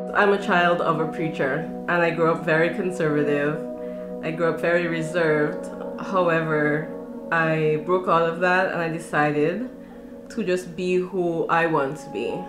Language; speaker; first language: English; native; English